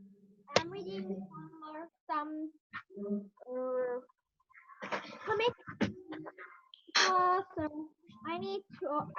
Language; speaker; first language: English; non-native, learner; Vietnamese